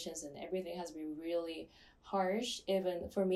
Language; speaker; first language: English; non-native, fluent; Korean